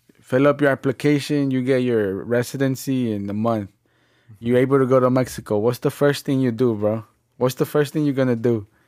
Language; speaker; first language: English; early bilingual, other home language; Spanish